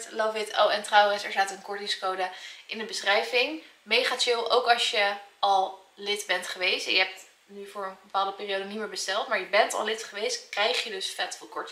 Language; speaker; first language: Dutch; native; Dutch